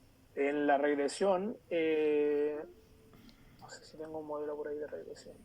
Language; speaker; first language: Spanish; native; Spanish